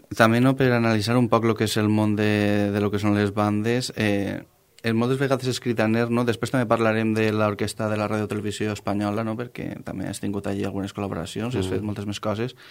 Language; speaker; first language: Catalan; native; Catalan